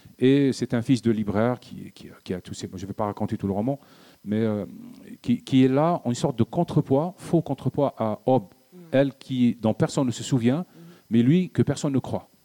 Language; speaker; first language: French; non-native, local second language; Arabic